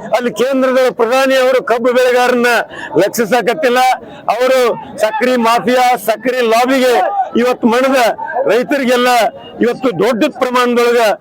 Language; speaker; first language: Kannada; native; Kannada